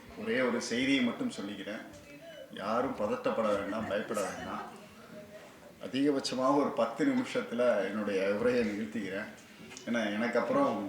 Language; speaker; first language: Tamil; native; Tamil